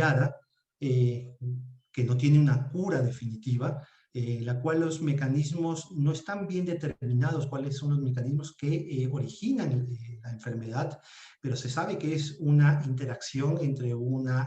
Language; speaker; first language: Spanish; native; Spanish